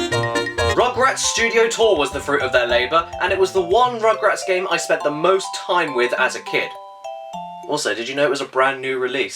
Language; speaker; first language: English; native; English